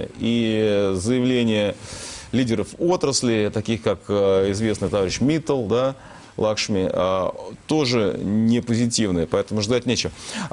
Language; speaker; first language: Russian; native; Russian